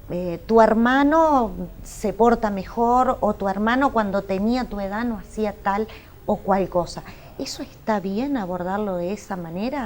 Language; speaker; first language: Spanish; native; Spanish